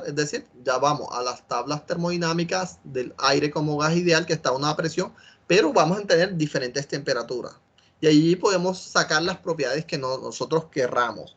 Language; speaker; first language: Spanish; native; Spanish